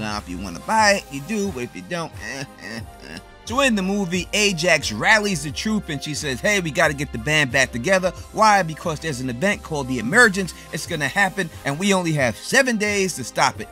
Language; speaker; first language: English; native; English